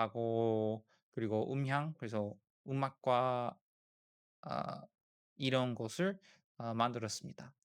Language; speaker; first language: Korean; non-native, learner; English